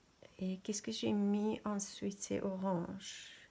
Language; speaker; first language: French; non-native, fluent; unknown